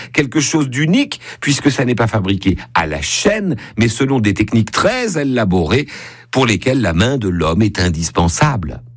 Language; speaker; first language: French; native; French